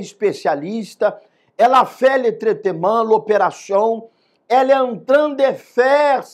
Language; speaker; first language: French; non-native, fluent; Portuguese